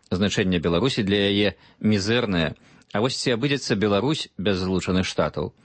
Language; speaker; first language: Belarusian; native; Belarusian